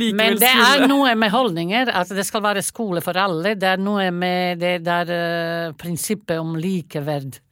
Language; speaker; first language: Norwegian; non-native, fluent; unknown